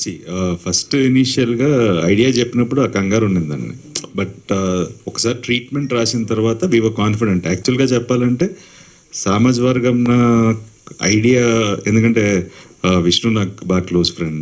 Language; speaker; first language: Telugu; native; Telugu